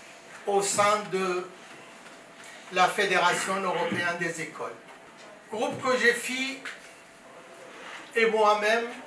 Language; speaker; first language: French; non-native, fluent; Persian